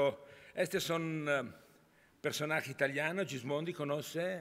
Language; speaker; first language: Spanish; non-native, learner; Italian